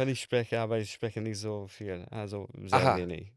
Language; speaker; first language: German; non-native, learner; Hungarian